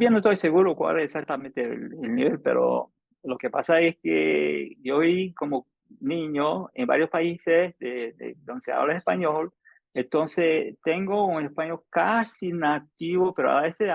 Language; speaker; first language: Spanish; non-native, fluent; English